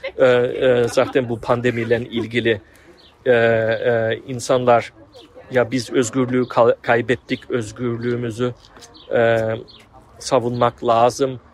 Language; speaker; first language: Turkish; early bilingual, heritage; Turkish